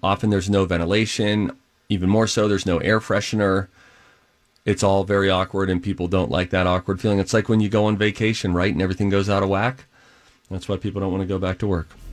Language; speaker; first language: English; native; English